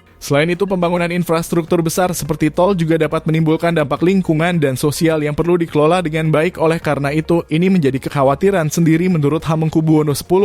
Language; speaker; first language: Indonesian; native; Indonesian